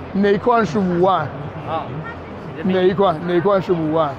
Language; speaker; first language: Chinese; non-native, fluent; English